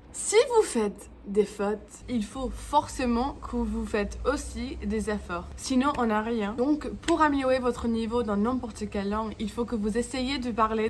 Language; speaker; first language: French; non-native, fluent; English